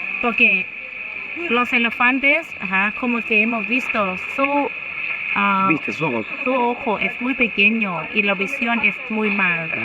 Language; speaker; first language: Spanish; non-native, learner; Thai